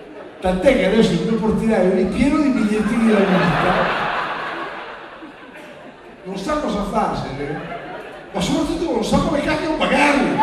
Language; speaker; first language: Italian; native; Italian